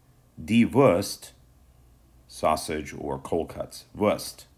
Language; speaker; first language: German; non-native, fluent; English